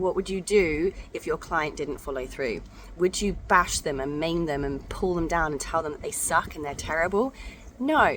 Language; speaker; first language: English; native; English